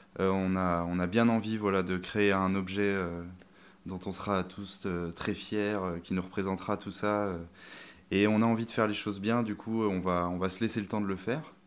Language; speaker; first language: French; native; French